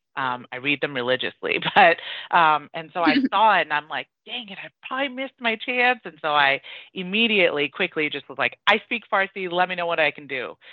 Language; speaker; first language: English; early bilingual, other home language; Persian